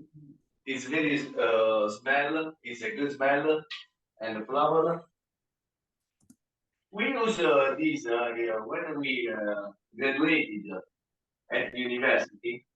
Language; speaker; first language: English; non-native, learner; Italian